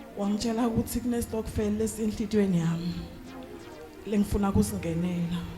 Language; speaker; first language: Zulu; non-native, local second language; Swati